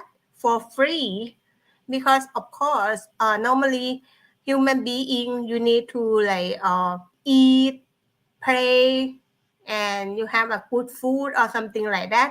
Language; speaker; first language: English; non-native, learner; Thai